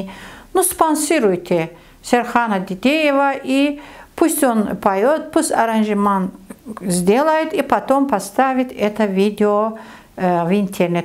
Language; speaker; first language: Russian; non-native, learner; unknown